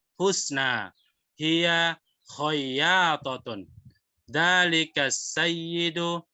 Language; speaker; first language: Arabic; non-native, fluent; Indonesian